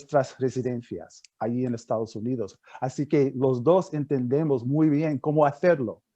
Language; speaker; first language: Spanish; non-native, fluent; English